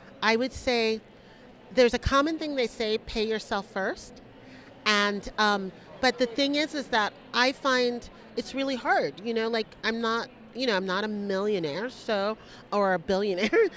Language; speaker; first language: English; early bilingual, other home language; Spanish